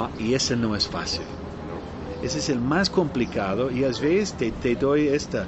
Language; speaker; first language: Spanish; non-native, learner; English